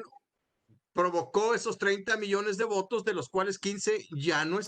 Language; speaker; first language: Spanish; native; Spanish